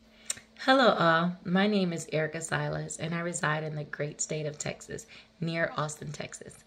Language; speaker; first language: English; native; English